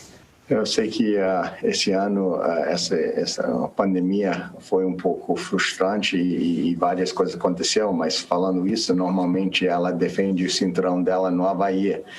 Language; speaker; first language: Portuguese; non-native, fluent; English